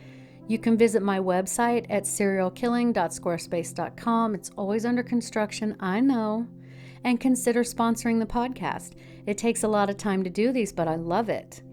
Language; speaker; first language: English; native; English